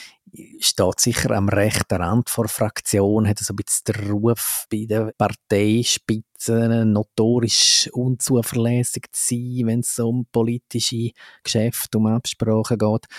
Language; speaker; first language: German; native; German